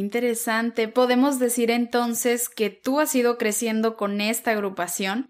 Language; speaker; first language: Spanish; native; Spanish